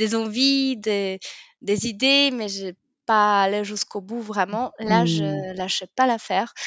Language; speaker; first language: French; non-native, fluent; Polish